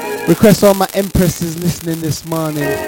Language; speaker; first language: English; native; English